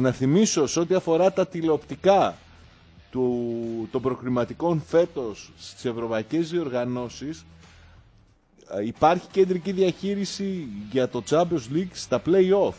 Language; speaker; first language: Greek; native; Greek